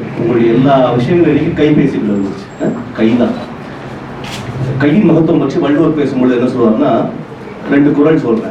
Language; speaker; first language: Tamil; native; Tamil